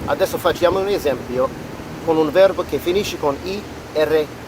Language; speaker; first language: Italian; non-native, fluent; English